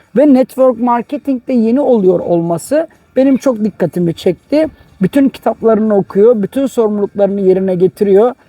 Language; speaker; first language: Turkish; native; Turkish